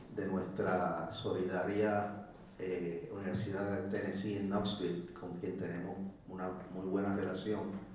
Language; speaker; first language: Spanish; native; Spanish